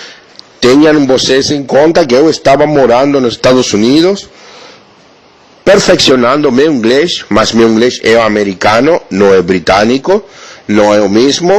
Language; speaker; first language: Portuguese; non-native, learner; Spanish